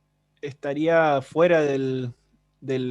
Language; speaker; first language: Spanish; native; Spanish